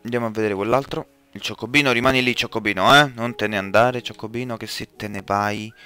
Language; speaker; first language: Italian; native; Italian